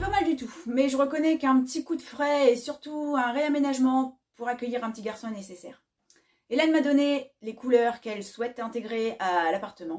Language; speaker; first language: French; native; French